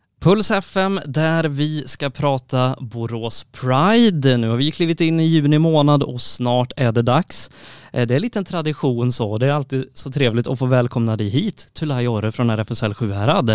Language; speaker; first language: Swedish; native; Swedish